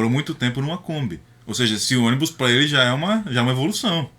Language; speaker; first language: Portuguese; native; Portuguese